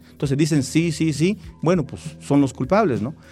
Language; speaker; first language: Spanish; non-native, local second language; Tzeltal